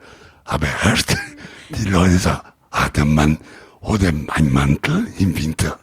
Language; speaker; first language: German; non-native, learner; Italian